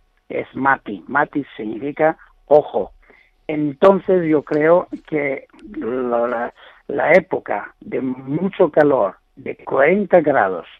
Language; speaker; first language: Spanish; non-native, learner; Greek